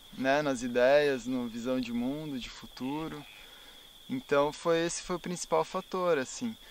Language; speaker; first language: Portuguese; native; Portuguese